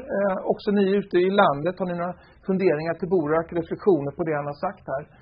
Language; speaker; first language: Swedish; native; Swedish